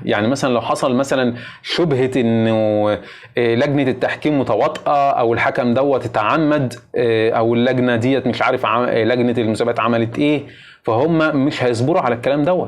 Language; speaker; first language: Arabic; native; Arabic